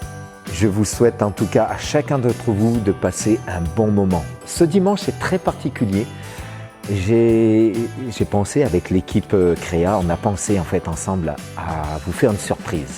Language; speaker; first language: French; native; French